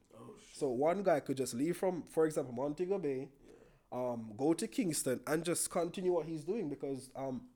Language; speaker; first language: English; non-native, local second language; Jamaican Creole English